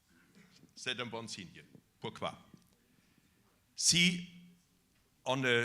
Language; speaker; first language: French; non-native, fluent; German